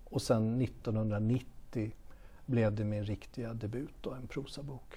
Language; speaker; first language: Swedish; native; Swedish